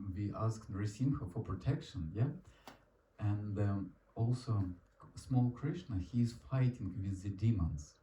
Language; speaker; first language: English; non-native, learner; Russian